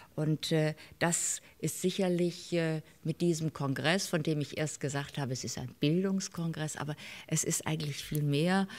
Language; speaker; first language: German; native; German